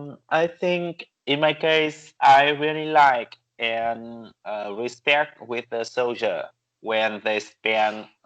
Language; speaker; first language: English; non-native, learner; Vietnamese